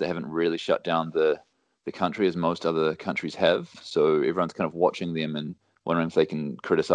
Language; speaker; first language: English; native; English